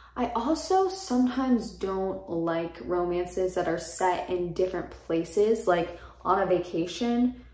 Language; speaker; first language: English; native; English